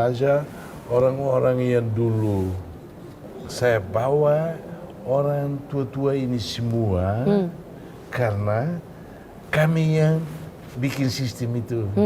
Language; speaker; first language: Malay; non-native, fluent; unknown